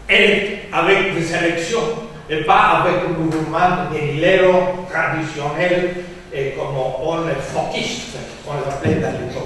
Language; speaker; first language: French; non-native, fluent; Spanish